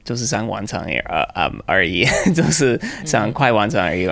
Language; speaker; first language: Chinese; non-native, fluent; English